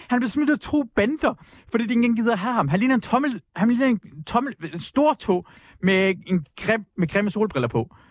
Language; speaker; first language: Danish; early bilingual, other home language; Persian